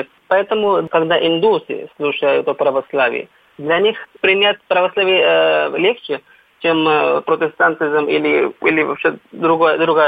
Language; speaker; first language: Russian; non-native, fluent; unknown